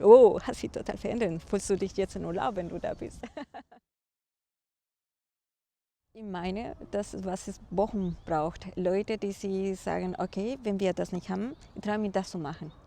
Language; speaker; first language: German; non-native, fluent; Spanish